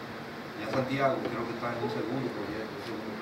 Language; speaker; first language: Spanish; native; Spanish